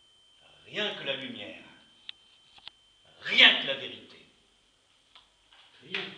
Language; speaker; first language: French; native; French